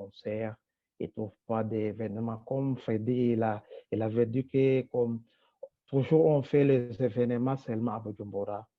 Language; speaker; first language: French; non-native, local second language; Rundi